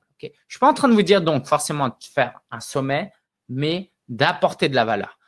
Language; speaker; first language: French; native; French